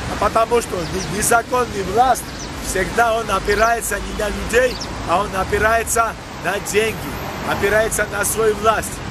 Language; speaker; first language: Russian; non-native, local second language; Georgian